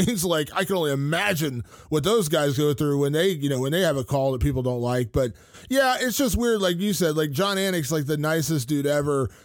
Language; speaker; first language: English; native; English